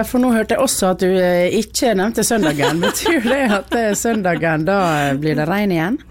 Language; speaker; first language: Norwegian; native; Norwegian